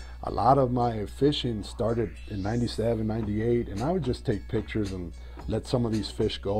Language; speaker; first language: English; early bilingual, other home language; Spanish